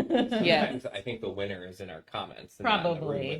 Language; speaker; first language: English; native; English